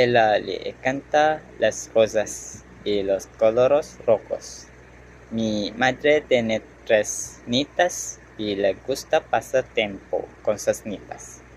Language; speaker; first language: Spanish; non-native, learner; Malay